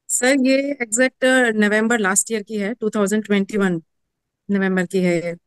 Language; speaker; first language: Hindi; native; Hindi